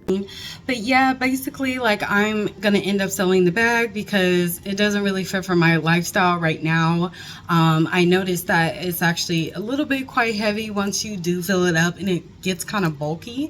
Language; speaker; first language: English; native; English